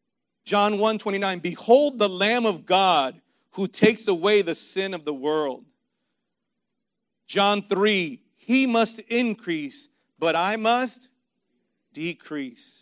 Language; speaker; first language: English; native; English